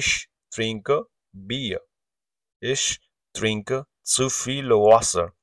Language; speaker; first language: German; non-native, learner; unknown